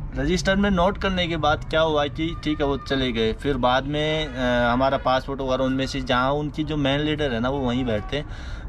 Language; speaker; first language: Hindi; native; Hindi